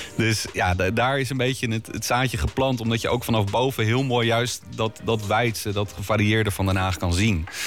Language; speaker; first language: Dutch; native; Dutch